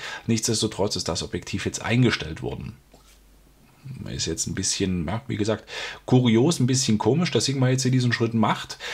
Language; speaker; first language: German; native; German